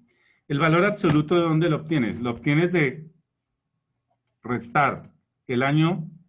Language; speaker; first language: Spanish; native; Spanish